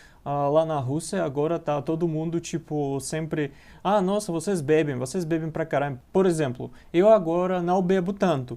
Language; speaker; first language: Portuguese; non-native, learner; Russian